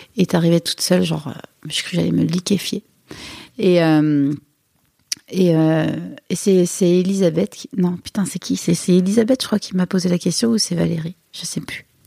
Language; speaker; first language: French; native; French